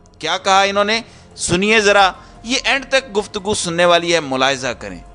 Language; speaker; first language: Urdu; native; Urdu